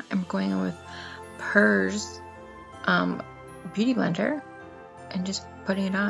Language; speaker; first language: English; native; English